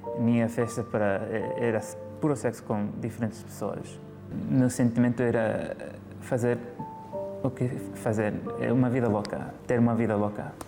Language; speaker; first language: Portuguese; early bilingual, heritage; Portuguese